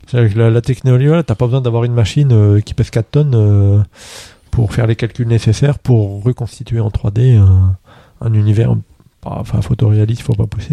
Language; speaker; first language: French; native; French